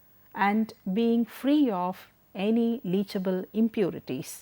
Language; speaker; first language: English; non-native, local second language; Tamil